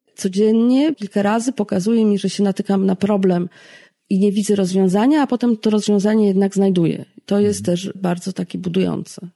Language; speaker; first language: Polish; native; Polish